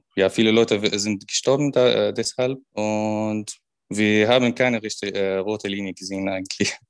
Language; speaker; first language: German; non-native, fluent; Arabic